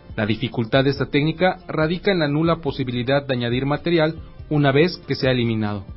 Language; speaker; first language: Spanish; native; Spanish